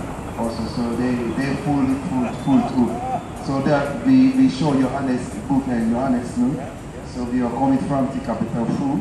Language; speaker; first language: Swedish; non-native, fluent; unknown